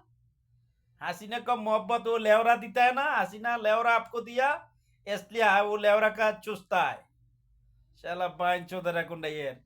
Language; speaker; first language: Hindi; non-native, learner; Bangla